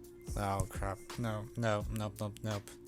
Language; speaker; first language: English; native; English